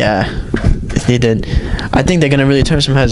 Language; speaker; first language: English; native; English